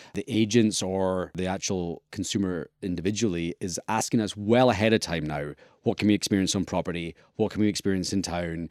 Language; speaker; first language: English; native; English